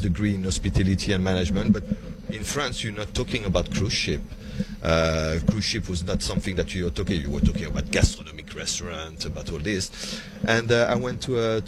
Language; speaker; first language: English; non-native, fluent; French